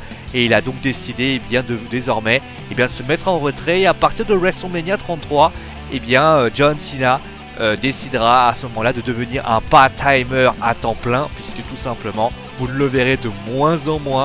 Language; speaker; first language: French; native; French